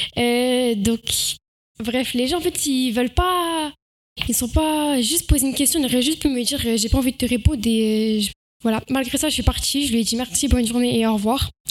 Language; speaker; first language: French; native; French